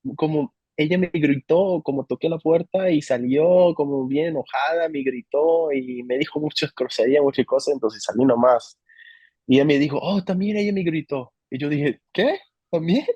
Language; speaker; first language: Spanish; non-native, fluent; English